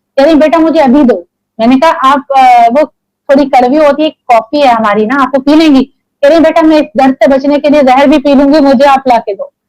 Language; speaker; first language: Urdu; native; Urdu